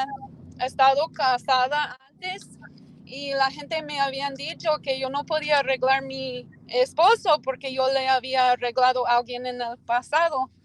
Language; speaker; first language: Spanish; early bilingual, heritage; Spanish